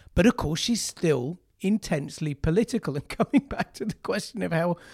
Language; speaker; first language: English; native; English